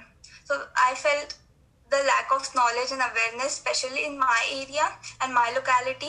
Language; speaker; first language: English; non-native, local second language; Hindi